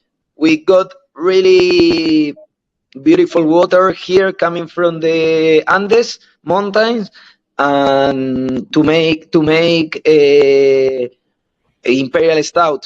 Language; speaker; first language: English; non-native, learner; Spanish